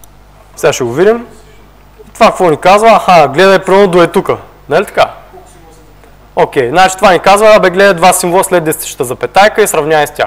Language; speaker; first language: Bulgarian; native; Bulgarian